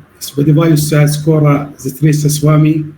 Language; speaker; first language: Ukrainian; non-native, learner; Arabic